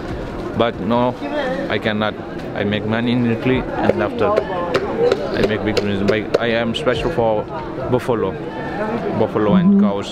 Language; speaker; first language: English; non-native, learner; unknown